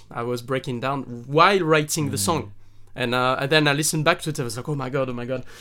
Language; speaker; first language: English; non-native, fluent; French